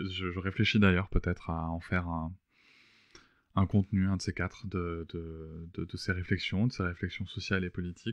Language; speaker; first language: French; native; French